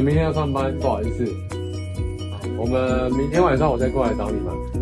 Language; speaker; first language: Chinese; native; Chinese